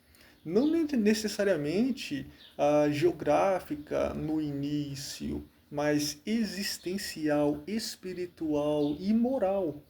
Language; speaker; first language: Portuguese; native; Portuguese